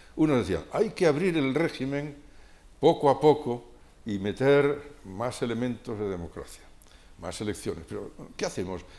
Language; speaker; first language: Spanish; native; Spanish